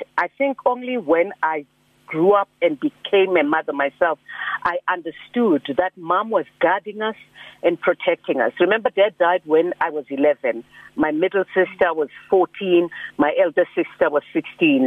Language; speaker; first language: English; non-native, local second language; Zulu